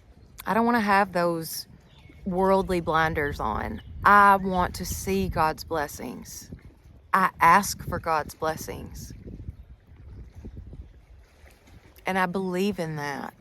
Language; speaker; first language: English; native; English